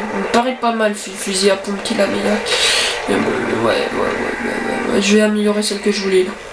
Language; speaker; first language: French; native; French